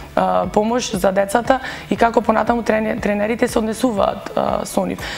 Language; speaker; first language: Macedonian; native; Macedonian